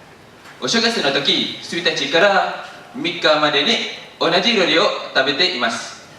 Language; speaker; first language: Japanese; non-native, learner; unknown